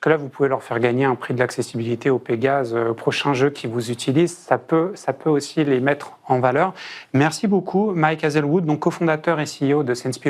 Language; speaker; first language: French; native; French